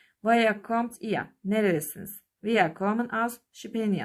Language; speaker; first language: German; non-native, fluent; Turkish